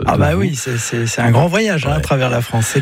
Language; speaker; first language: French; native; French